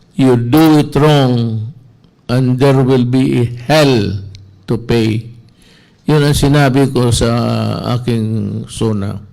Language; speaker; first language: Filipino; non-native, local second language; Cebuano